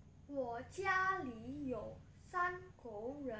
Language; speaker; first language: Chinese; non-native, learner; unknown